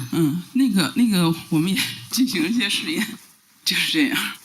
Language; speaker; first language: Chinese; native; Chinese